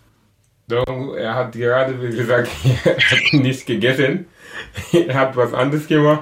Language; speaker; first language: German; non-native, learner; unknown